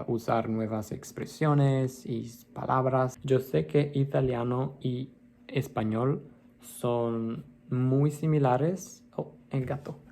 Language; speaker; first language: Spanish; non-native, learner; Italian